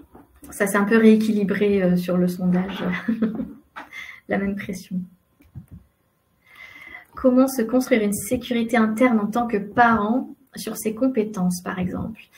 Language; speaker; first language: French; native; French